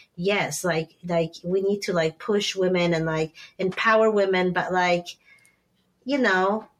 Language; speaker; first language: English; non-native, fluent; Spanish